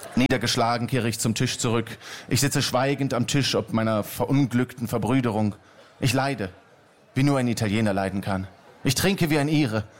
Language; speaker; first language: German; native; German